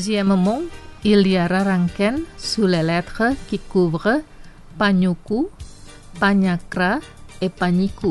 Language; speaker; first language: French; non-native, fluent; Indonesian